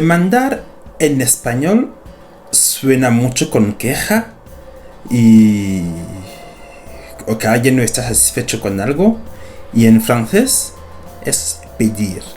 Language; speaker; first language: Spanish; non-native, fluent; French